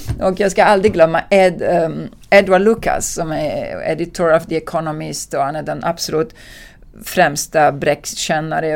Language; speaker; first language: Swedish; non-native, fluent; Italian